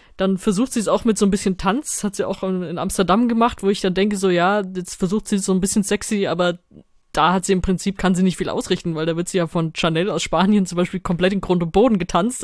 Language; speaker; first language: German; native; German